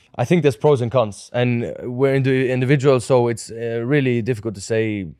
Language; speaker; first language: English; non-native, fluent; Norwegian